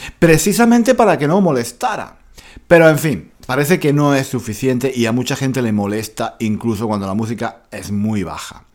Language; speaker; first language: Spanish; native; Spanish